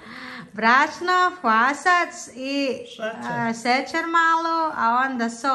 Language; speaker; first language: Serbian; non-native, learner; Filipino